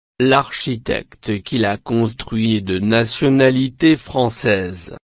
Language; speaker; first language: French; non-native, local second language; Arabic